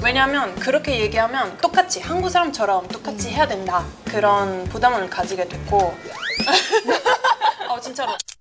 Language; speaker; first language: Korean; non-native, fluent; Italian